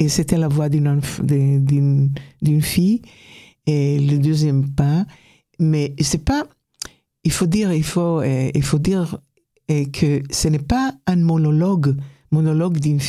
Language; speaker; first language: French; non-native, fluent; Hebrew